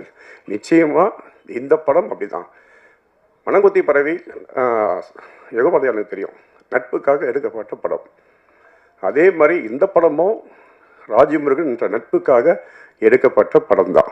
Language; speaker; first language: Tamil; native; Tamil